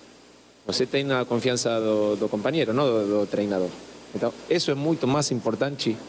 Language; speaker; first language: Portuguese; non-native, learner; Spanish